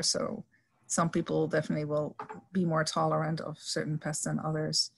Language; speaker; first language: English; non-native, fluent; Dutch